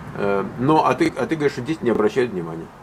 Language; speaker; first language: Russian; native; Russian